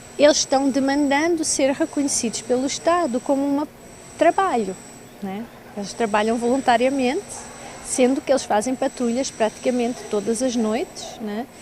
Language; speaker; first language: Portuguese; native; Portuguese